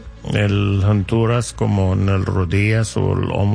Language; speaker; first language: Spanish; non-native, learner; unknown